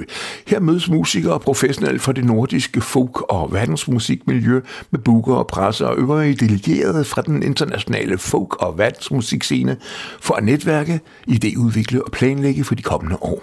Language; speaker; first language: Danish; native; Danish